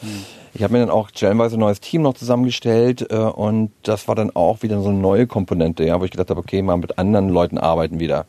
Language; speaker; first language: German; native; German